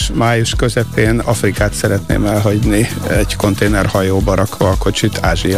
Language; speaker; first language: Hungarian; native; Hungarian